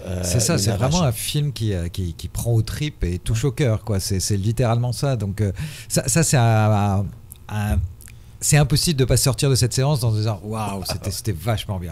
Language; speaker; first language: French; native; French